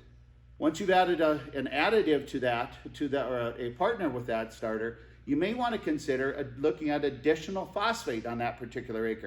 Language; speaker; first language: English; native; English